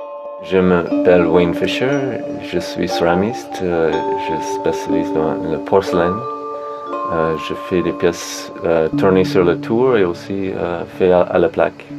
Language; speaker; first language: French; non-native, fluent; English